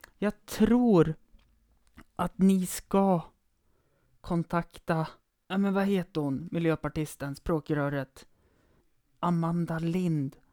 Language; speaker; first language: Swedish; native; Swedish